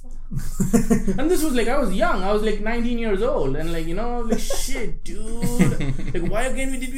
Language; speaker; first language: English; non-native, local second language; Hindi